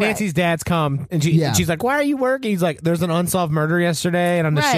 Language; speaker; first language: English; native; English